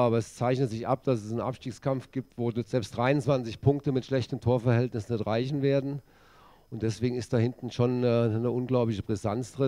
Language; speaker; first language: German; native; German